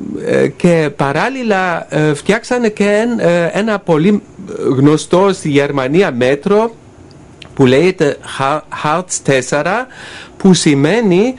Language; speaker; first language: Greek; non-native, fluent; German